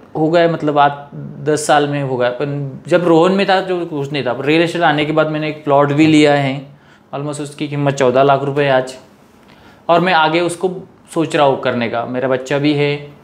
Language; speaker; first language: Hindi; non-native, local second language; Marathi